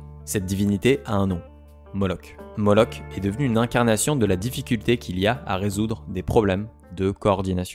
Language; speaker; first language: French; native; French